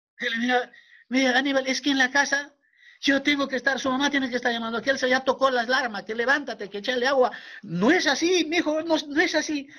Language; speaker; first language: Spanish; native; Spanish